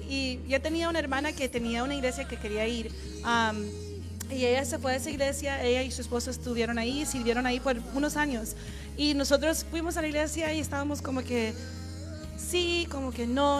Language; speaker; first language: Spanish; early bilingual, heritage; Spanish